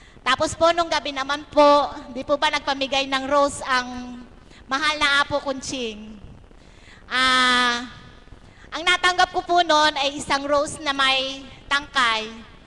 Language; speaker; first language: Filipino; native; Filipino